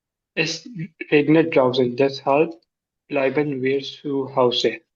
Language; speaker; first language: German; non-native, learner; Urdu